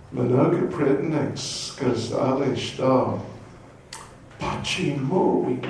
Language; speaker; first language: Russian; non-native, learner; English